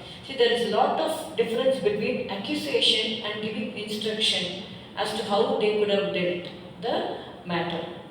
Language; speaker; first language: English; non-native, local second language; Tamil